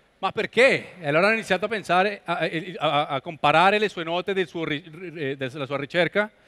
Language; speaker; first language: Italian; non-native, learner; Spanish